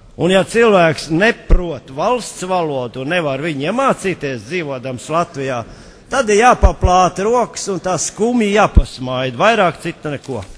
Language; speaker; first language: Latvian; native; Latvian